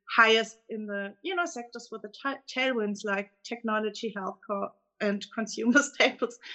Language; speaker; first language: English; non-native, fluent; German